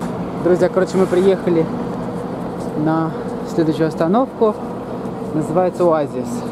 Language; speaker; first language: Russian; native; Russian